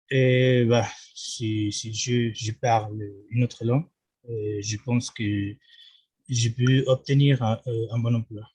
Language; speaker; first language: French; non-native, learner; Spanish